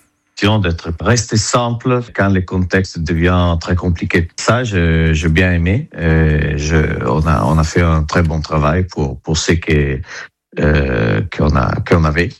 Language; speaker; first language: French; non-native, fluent; Italian